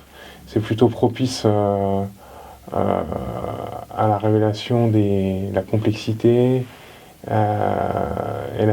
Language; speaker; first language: French; native; French